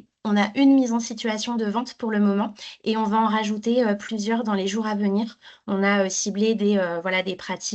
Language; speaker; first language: French; native; French